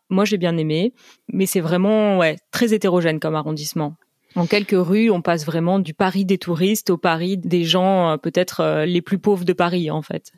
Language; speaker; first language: French; native; French